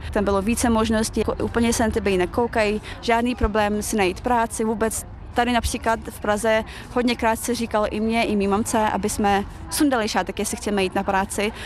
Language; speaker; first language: Czech; early bilingual, other home language; Chechen